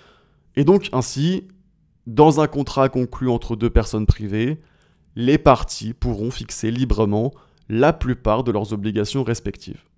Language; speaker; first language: French; native; French